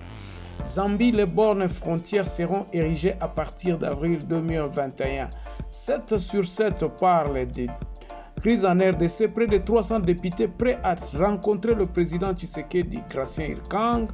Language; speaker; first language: French; non-native, local second language; Lingala